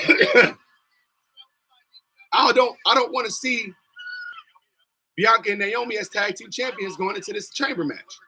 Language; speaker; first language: English; native; English